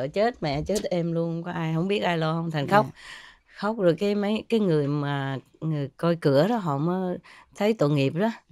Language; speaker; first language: Vietnamese; native; Vietnamese